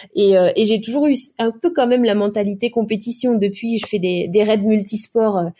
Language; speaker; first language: French; native; French